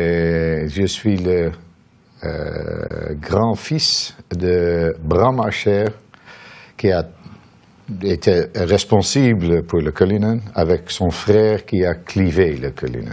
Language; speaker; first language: French; non-native, fluent; Dutch